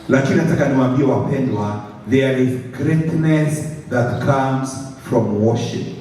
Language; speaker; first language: English; non-native, local second language; Swahili